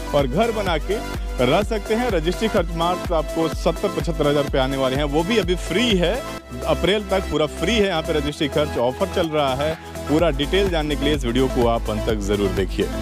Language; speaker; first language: Hindi; native; Hindi